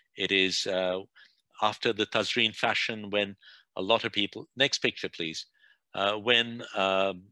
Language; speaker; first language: English; non-native, local second language; Bangla